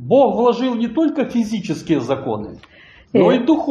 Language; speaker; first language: Polish; non-native, learner; Russian